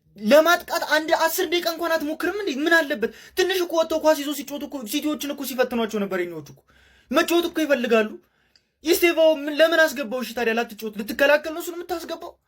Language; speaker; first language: Amharic; native; Amharic